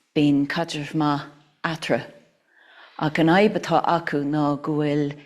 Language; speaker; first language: Irish; non-native, local second language; English